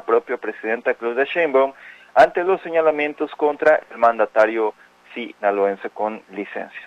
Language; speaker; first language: Spanish; native; Spanish